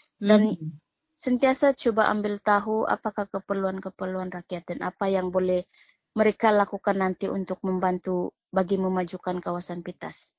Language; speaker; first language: Malay; native; Malay